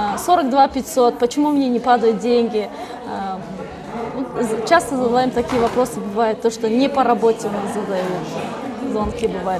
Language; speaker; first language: Russian; non-native, local second language; Kazakh